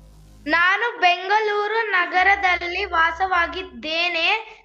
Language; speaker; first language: Kannada; non-native, learner; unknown